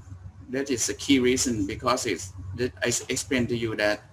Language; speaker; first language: English; non-native, learner; Thai